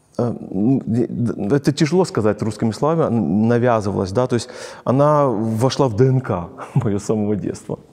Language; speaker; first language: Russian; non-native, local second language; Ukrainian